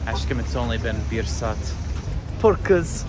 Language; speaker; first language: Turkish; non-native, learner; English